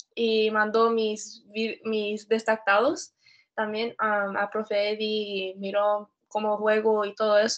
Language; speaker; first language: Spanish; early bilingual, heritage; Spanish